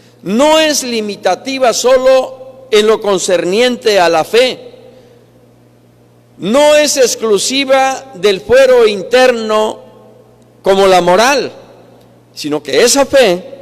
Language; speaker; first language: Spanish; native; Spanish